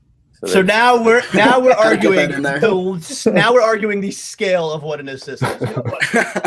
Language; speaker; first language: English; native; English